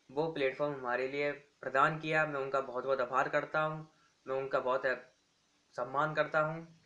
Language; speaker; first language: Hindi; native; Hindi